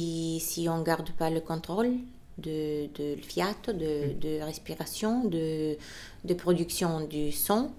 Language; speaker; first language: French; non-native, fluent; Bulgarian